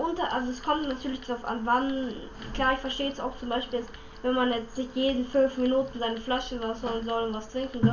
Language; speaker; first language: German; native; German